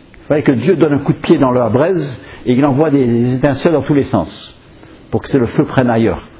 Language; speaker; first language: French; non-native, fluent; English